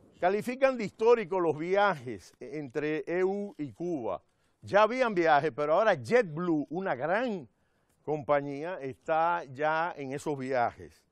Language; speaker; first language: Spanish; native; Spanish